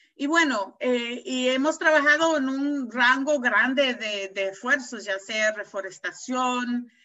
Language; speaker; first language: Spanish; non-native, fluent; English